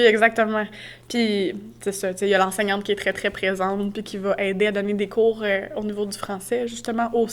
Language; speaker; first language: French; native; French